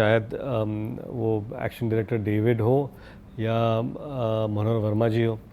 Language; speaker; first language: Hindi; non-native, local second language; Marathi